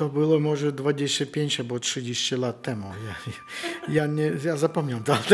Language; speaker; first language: Polish; non-native, learner; Ukrainian